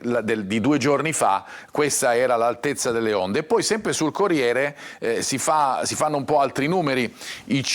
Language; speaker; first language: Italian; native; Italian